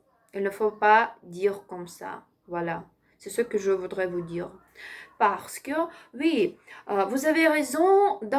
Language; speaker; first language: French; non-native, learner; Ukrainian